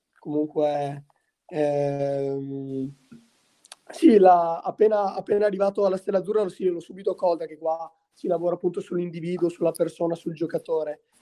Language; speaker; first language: Italian; native; Italian